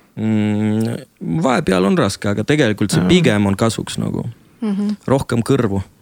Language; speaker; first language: Estonian; non-native, local second language; Russian